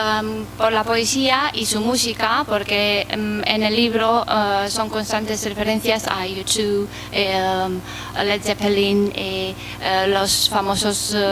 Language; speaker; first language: Spanish; non-native, fluent; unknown